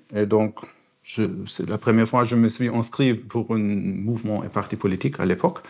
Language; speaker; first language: French; non-native, fluent; German